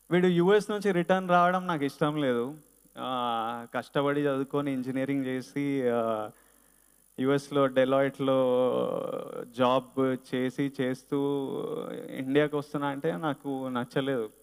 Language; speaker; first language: Telugu; native; Telugu